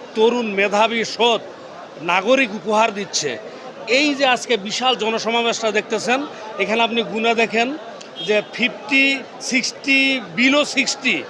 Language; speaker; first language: Bangla; native; Bangla